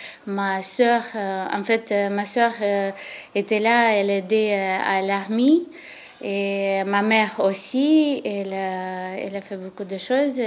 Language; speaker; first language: French; non-native, learner; Ukrainian